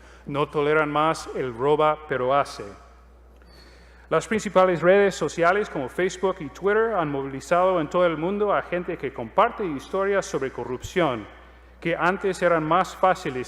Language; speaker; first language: Spanish; non-native, fluent; English